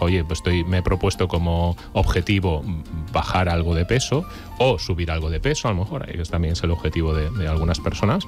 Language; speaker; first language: Spanish; native; Spanish